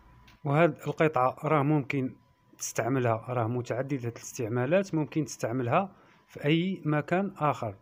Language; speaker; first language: Arabic; native; Arabic